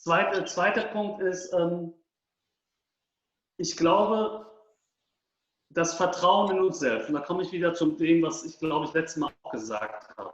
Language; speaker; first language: German; non-native, fluent; Persian